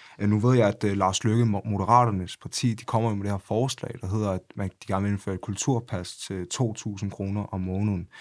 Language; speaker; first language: Danish; early bilingual, other home language; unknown